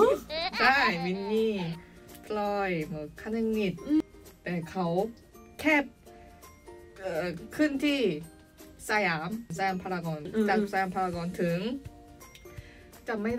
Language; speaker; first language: Thai; non-native, learner; Korean